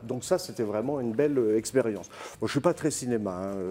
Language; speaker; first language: French; native; French